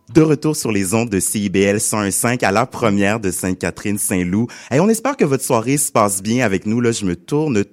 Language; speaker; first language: French; native; French